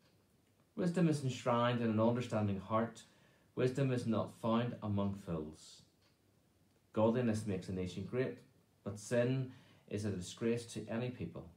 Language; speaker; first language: English; native; English